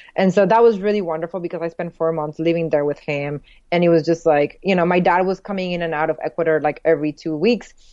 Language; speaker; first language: English; early bilingual, other home language; Spanish